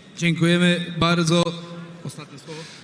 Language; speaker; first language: Polish; native; Polish